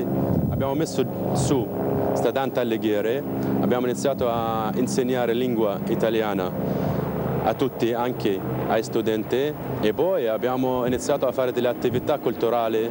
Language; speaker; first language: Italian; non-native, fluent; Arabic